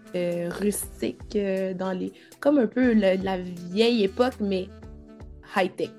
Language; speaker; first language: French; native; French